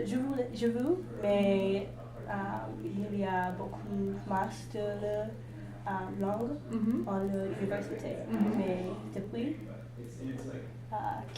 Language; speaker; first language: French; non-native, learner; English